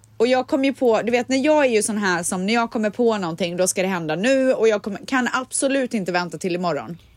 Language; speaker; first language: Swedish; native; Swedish